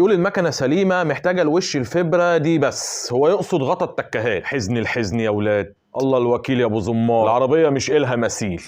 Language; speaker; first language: Arabic; native; Arabic